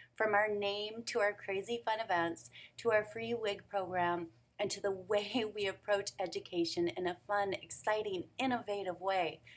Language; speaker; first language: English; native; English